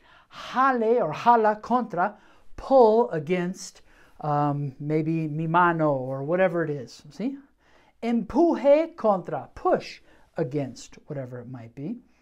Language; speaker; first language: English; native; English